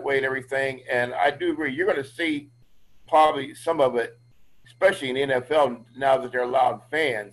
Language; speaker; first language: English; native; English